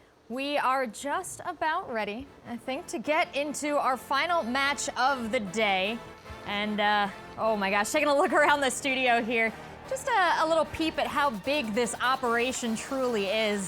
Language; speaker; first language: English; native; English